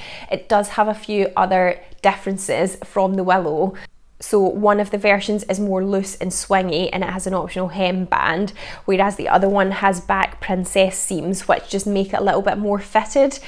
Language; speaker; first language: English; native; English